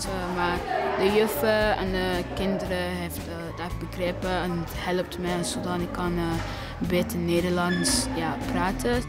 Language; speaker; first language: Dutch; non-native, learner; English